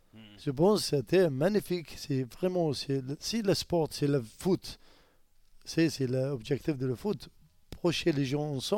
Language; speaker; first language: French; non-native, learner; Arabic